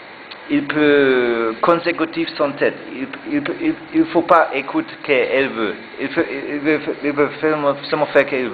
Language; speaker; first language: French; non-native, learner; German